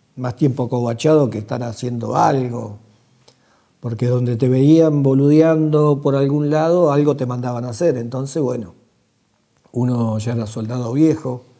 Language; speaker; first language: Spanish; native; Spanish